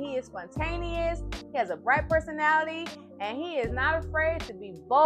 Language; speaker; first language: English; native; English